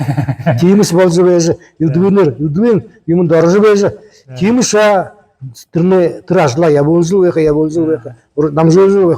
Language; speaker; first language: Mongolian; non-native, learner; Buriat